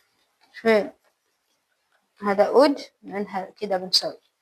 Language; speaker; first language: Arabic; non-native, learner; Amharic